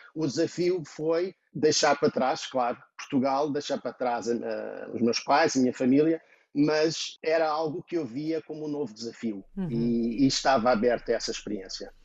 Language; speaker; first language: Portuguese; native; Portuguese